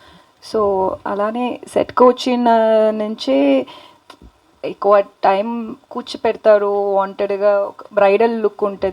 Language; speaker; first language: Telugu; non-native, local second language; Tamil